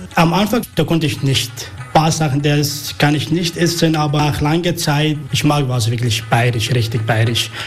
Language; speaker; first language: German; non-native, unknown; Arabic